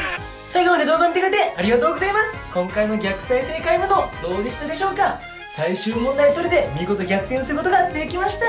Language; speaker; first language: Japanese; native; Japanese